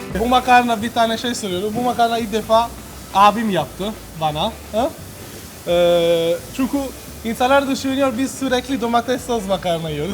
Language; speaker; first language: Turkish; non-native, learner; Italian